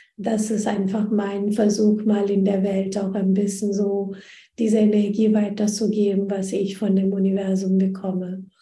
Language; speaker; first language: German; non-native, fluent; Hindi